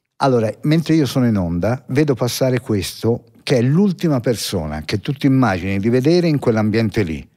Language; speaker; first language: Italian; native; Italian